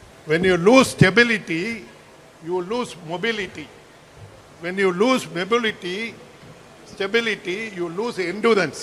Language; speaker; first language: English; non-native, local second language; Tamil